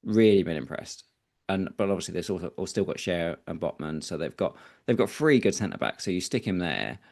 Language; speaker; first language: English; native; English